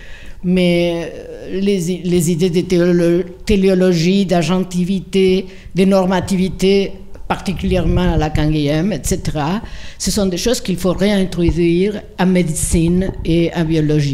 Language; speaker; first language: French; non-native, fluent; Spanish